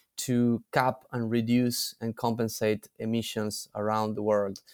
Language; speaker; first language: English; non-native, fluent; Spanish